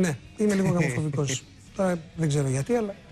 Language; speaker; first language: Greek; native; Greek